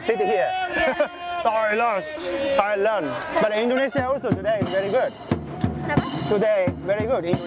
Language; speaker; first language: English; non-native, learner; Japanese